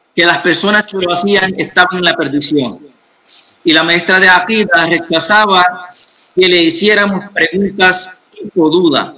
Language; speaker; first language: Spanish; non-native, fluent; Arabic